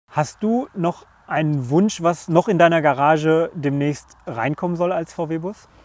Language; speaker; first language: German; native; German